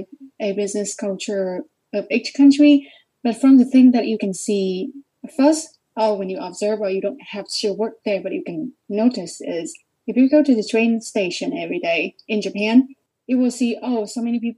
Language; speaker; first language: English; non-native, learner; Vietnamese